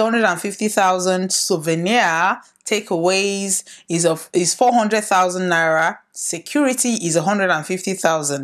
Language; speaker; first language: English; non-native, local second language; Igbo